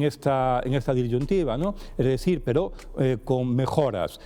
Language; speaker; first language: Spanish; native; Spanish